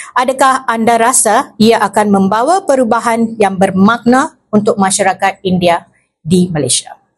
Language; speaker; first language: Malay; non-native, local second language; Tamil